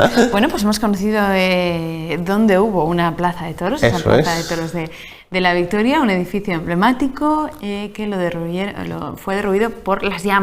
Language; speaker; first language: Spanish; native; Spanish